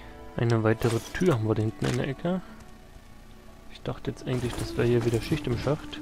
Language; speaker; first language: German; native; German